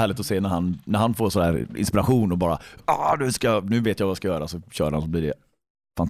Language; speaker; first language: Swedish; native; Swedish